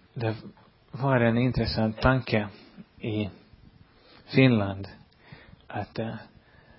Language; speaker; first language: Swedish; non-native, fluent; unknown